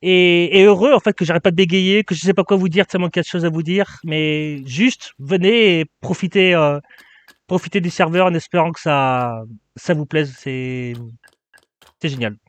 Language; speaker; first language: French; native; French